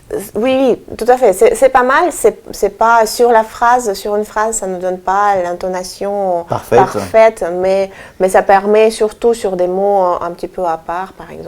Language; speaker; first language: French; non-native, fluent; Russian